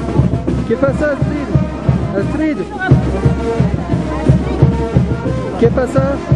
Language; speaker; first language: Spanish; non-native, fluent; French